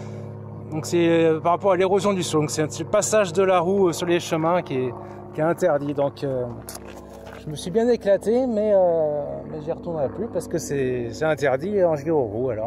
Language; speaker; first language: French; native; French